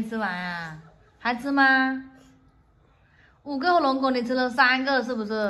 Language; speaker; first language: Chinese; native; Chinese